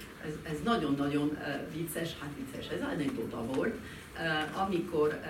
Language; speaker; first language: Hungarian; non-native, fluent; French